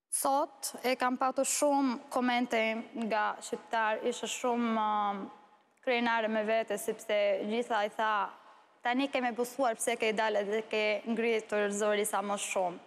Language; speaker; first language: Albanian; non-native, learner; Arabic